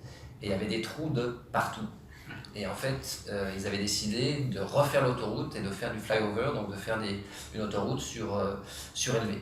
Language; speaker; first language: French; native; French